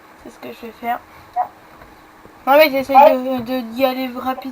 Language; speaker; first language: French; native; French